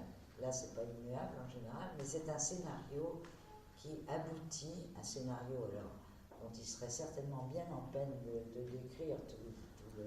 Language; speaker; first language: French; native; French